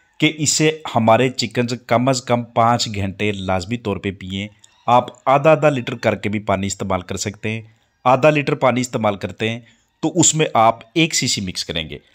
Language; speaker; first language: Urdu; non-native, local second language; Punjabi